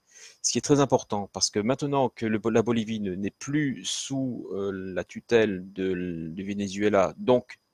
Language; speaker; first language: French; native; French